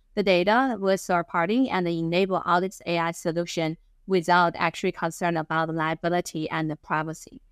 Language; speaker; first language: English; non-native, fluent; Chinese